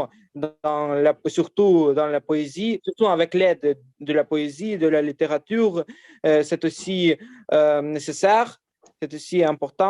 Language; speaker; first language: French; non-native, learner; Ukrainian